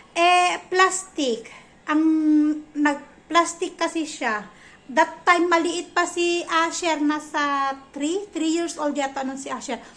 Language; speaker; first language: Filipino; native; Filipino